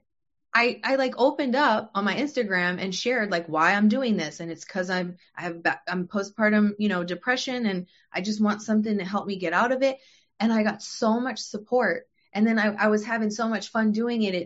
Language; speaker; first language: English; early bilingual, other home language; French